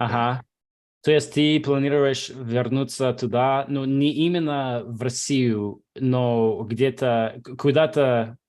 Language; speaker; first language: Russian; non-native, fluent; English